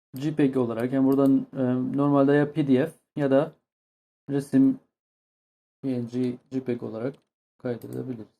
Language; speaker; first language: Turkish; non-native, fluent; Arabic